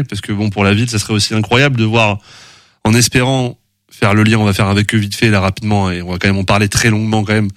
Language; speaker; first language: French; native; French